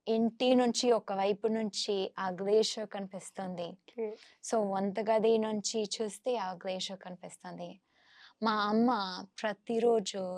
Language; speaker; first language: Telugu; non-native, fluent; English